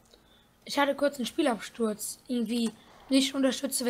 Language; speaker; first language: German; native; German